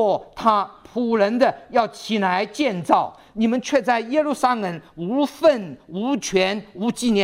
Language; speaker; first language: Chinese; native; Chinese